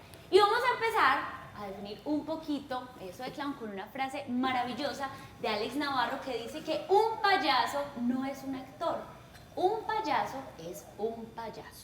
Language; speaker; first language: Spanish; native; Spanish